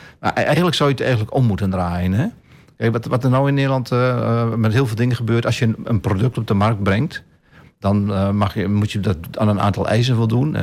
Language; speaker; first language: Dutch; native; Dutch